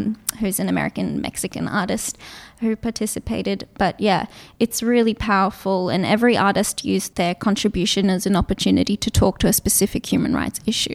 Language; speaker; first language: English; non-native, local second language; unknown